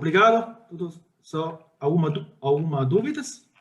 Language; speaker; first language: Portuguese; non-native, learner; Chinese